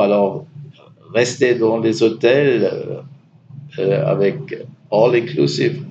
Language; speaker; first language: French; non-native, fluent; German